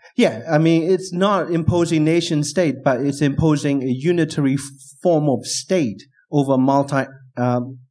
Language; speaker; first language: English; non-native, fluent; Burmese